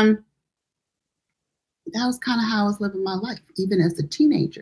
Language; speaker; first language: English; native; English